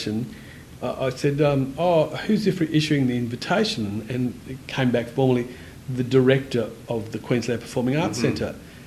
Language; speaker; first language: English; native; English